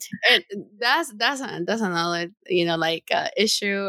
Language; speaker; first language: English; non-native, fluent; Spanish